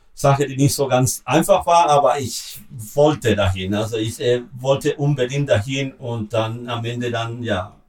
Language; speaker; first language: German; non-native, learner; Spanish